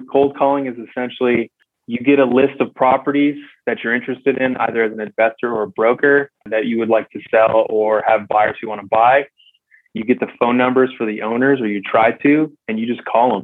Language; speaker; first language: English; native; English